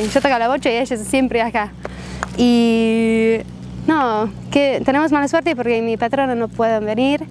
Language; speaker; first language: Spanish; non-native, learner; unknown